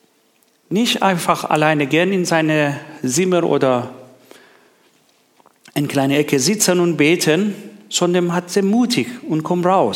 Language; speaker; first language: German; non-native, learner; Persian